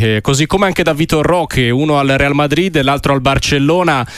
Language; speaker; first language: Italian; native; Italian